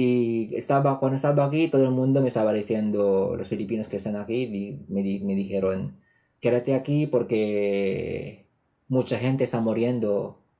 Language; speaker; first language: Spanish; non-native, fluent; Filipino